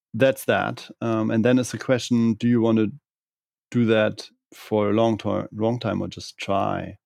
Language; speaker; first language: English; non-native, fluent; German